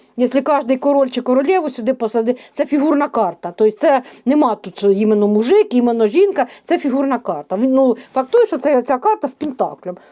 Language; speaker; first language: Ukrainian; native; Ukrainian